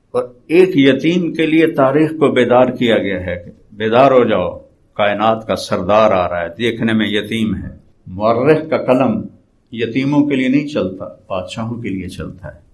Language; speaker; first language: Urdu; non-native, local second language; Saraiki